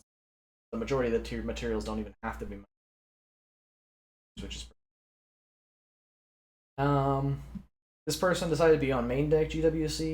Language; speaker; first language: English; native; English